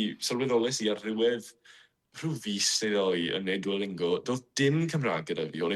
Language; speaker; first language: Welsh; non-native, fluent; English